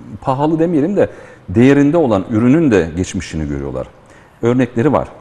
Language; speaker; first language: Turkish; early bilingual, heritage; Turkish